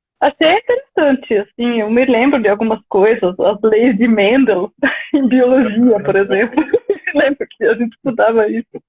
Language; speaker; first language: Portuguese; non-native, fluent; German